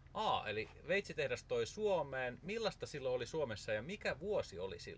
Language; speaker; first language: Finnish; native; Finnish